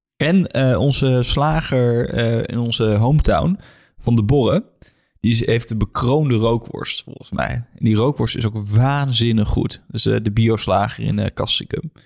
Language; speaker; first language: Dutch; native; Dutch